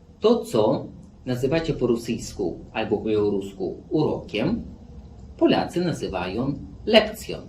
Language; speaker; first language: Polish; non-native, fluent; Belarusian